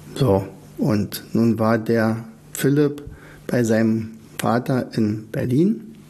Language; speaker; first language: German; native; German